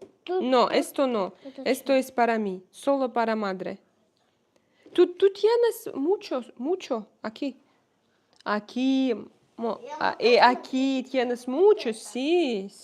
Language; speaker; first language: Spanish; non-native, learner; Russian